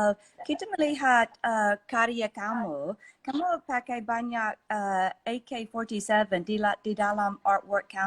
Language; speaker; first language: Indonesian; non-native, learner; English